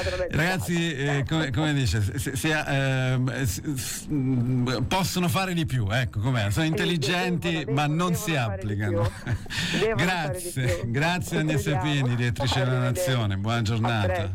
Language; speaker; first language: Italian; native; Italian